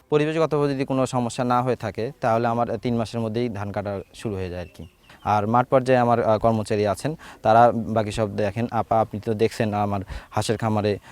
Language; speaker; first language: Bangla; native; Bangla